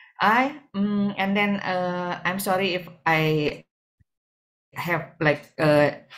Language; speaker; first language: English; non-native, fluent; Indonesian